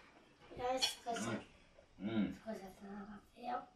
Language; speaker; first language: Japanese; native; Japanese